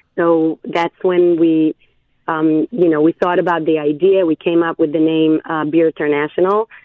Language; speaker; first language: English; non-native, fluent; Hebrew